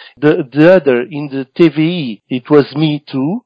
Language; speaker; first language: English; non-native, learner; Portuguese